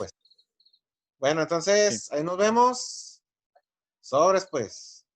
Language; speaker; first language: Spanish; native; Spanish